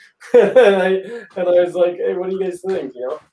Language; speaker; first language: English; native; English